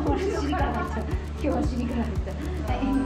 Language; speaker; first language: Japanese; native; Japanese